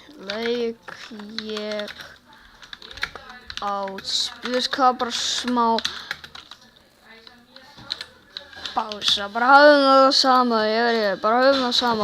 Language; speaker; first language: Icelandic; early bilingual, heritage; Swedish